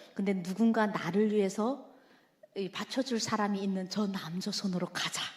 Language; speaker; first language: Korean; native; Korean